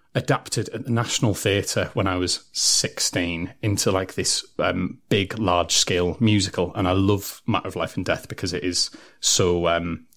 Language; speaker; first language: English; native; English